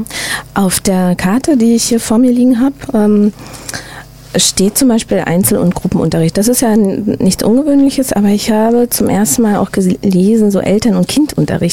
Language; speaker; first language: German; native; German